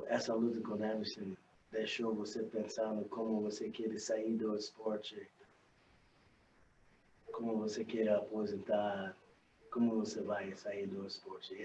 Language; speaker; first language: Portuguese; non-native, learner; English